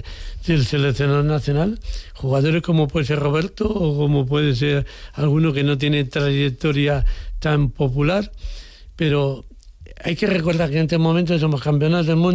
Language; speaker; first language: Spanish; native; Spanish